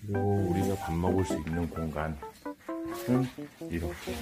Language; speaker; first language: Korean; native; Korean